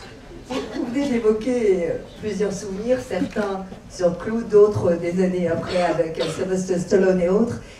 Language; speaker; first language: French; native; French